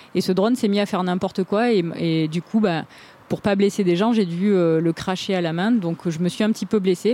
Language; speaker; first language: French; native; French